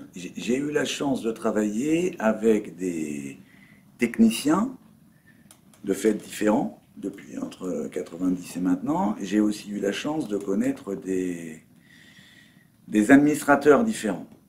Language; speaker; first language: French; native; French